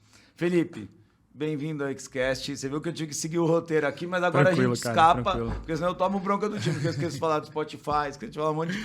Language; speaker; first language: Portuguese; native; Portuguese